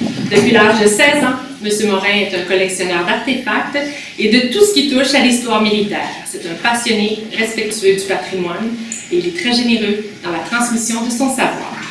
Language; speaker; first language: French; native; French